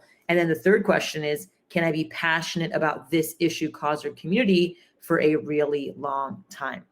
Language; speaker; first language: English; native; English